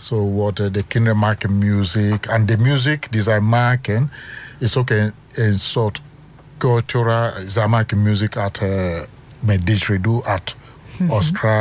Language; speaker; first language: Dutch; non-native, learner; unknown